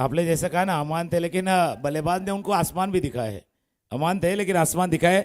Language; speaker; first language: Hindi; non-native, local second language; Marathi